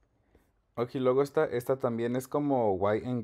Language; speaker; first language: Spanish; early bilingual, heritage; Spanish